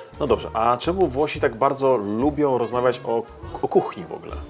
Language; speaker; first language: Polish; native; Polish